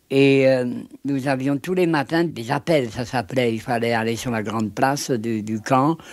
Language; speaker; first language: French; native; French